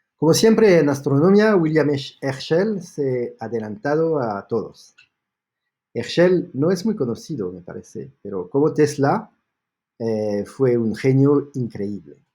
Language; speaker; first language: Spanish; non-native, fluent; French